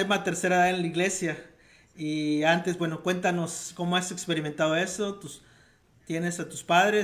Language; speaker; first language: Spanish; native; Spanish